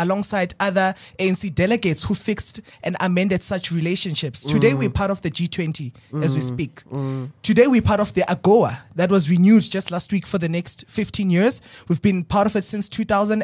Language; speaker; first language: English; non-native, local second language; Southern Sotho